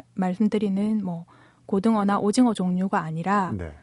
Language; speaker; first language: Korean; native; Korean